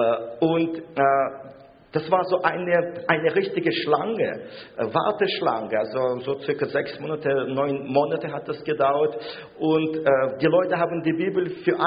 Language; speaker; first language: German; non-native, fluent; Russian